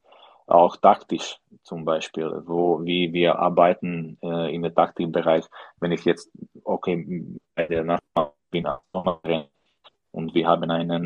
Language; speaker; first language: German; non-native, learner; Slovak